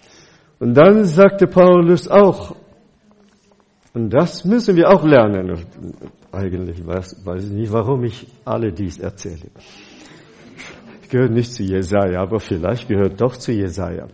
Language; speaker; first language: German; non-native, fluent; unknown